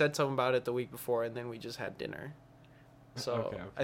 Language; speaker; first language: English; early bilingual, other home language; Spanish